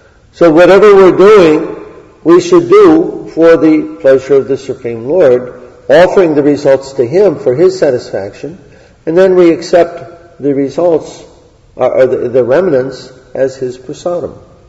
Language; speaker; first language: English; native; English